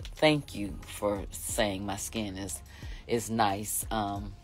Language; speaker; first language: English; native; English